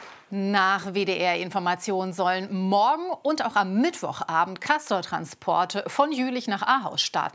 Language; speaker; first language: German; native; German